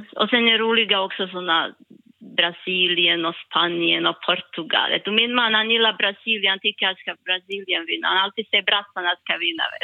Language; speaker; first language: Swedish; non-native, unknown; Serbian